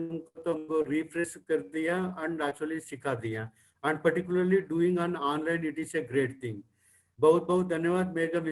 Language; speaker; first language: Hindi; non-native, local second language; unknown